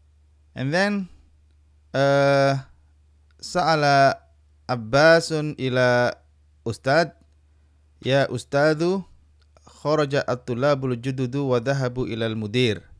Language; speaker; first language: Arabic; non-native, fluent; Indonesian